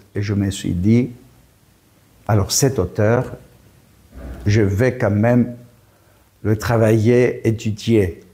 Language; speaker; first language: French; non-native, fluent; Greek